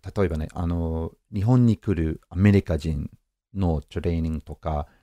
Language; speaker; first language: Japanese; non-native, fluent; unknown